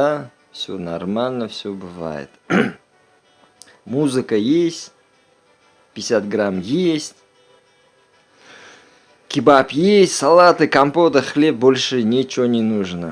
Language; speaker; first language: Russian; non-native, local second language; Uzbek